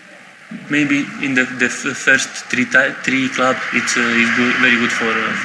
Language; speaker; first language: English; non-native, learner; Romanian